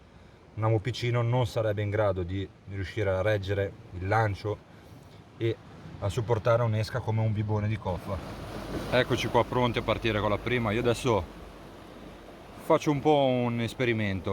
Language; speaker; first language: Italian; native; Italian